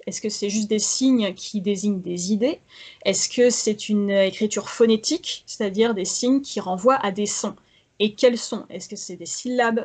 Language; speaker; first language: French; native; French